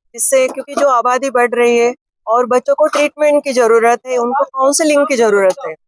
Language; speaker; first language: Hindi; non-native, local second language; Marathi